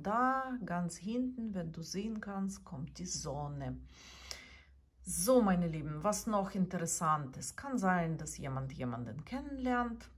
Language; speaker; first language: German; non-native, fluent; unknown